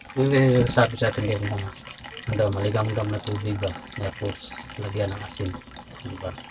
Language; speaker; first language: Filipino; non-native, local second language; Cebuano